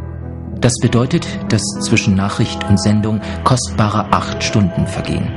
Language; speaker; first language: German; native; German